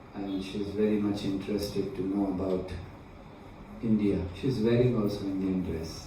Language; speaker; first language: English; non-native, local second language; Hindi